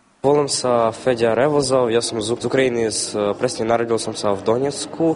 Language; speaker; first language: Slovak; non-native, learner; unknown